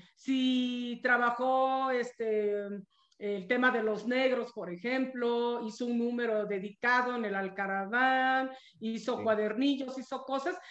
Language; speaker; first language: Spanish; non-native, local second language; Zapotec